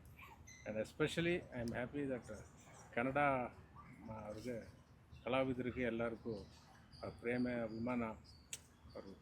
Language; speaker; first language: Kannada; non-native, learner; Telugu